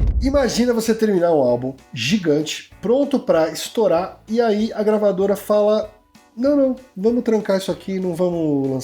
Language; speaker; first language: Portuguese; native; Portuguese